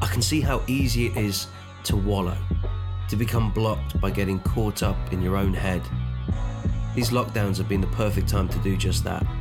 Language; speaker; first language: English; native; English